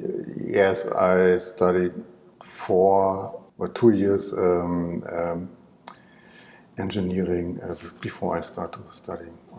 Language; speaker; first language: English; non-native, learner; German